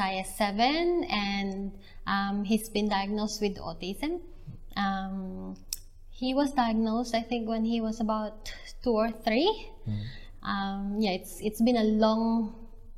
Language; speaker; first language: English; non-native, local second language; Filipino